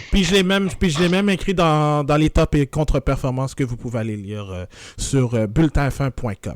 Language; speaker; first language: French; native; French